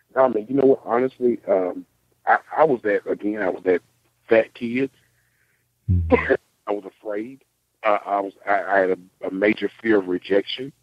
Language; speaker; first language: English; native; English